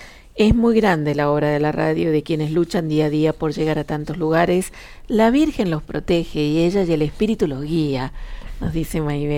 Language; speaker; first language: Spanish; native; Spanish